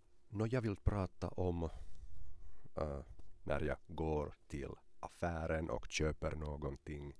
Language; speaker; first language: Swedish; non-native, local second language; Finnish